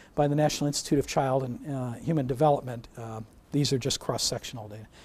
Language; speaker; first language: English; native; English